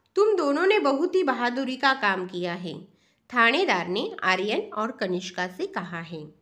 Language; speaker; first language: Hindi; non-native, local second language; Marathi